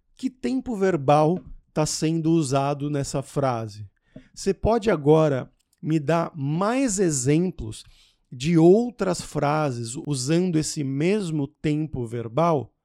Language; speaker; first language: Portuguese; native; Portuguese